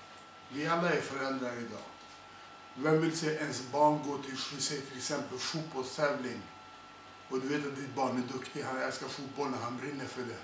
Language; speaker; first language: Swedish; non-native, fluent; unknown